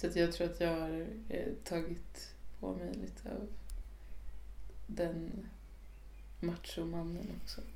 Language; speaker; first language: Swedish; native; Swedish